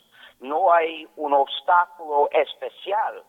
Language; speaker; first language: Spanish; non-native, fluent; English